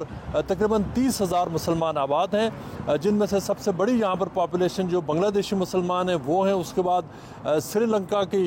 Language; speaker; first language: Urdu; native; Urdu